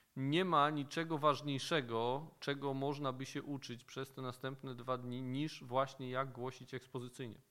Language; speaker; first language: Polish; native; Polish